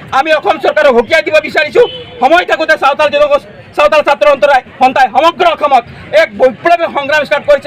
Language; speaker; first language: Assamese; non-native, local second language; Santali